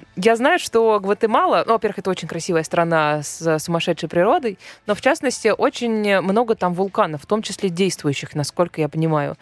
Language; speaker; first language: Russian; native; Russian